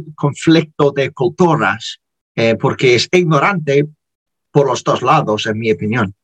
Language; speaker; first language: Spanish; non-native, learner; English